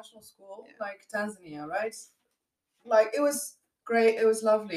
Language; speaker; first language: English; non-native, local second language; Dutch